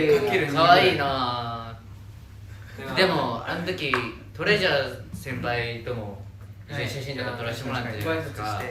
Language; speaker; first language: Japanese; native; Japanese